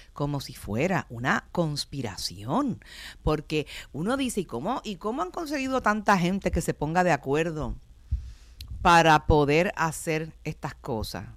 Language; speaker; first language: Spanish; native; Spanish